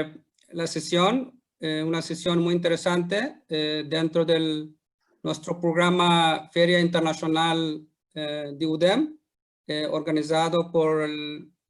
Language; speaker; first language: Spanish; non-native, fluent; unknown